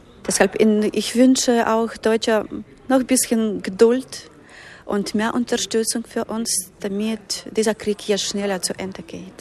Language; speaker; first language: German; non-native, fluent; Ukrainian